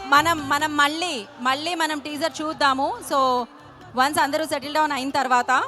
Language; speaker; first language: Telugu; native; Telugu